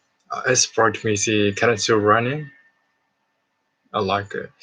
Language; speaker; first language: German; non-native, learner; Japanese